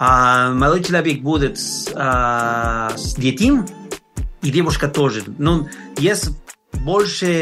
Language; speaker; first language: Russian; non-native, learner; Spanish